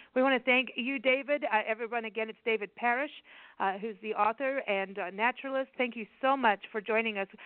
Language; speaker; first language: English; native; English